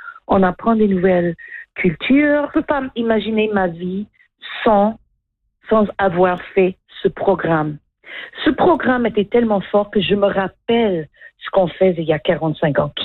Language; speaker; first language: French; non-native, local second language; English